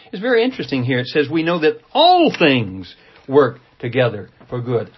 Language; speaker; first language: English; native; English